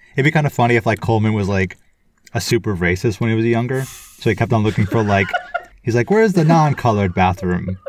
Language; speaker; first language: English; native; English